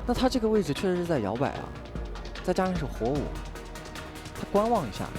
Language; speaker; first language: Chinese; native; Chinese